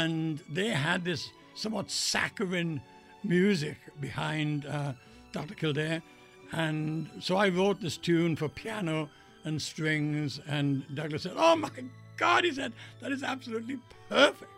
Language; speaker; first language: English; native; English